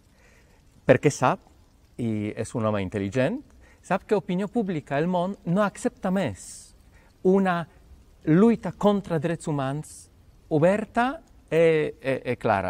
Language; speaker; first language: Catalan; non-native, fluent; Polish